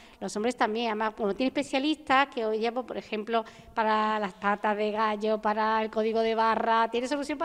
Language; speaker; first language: Spanish; native; Spanish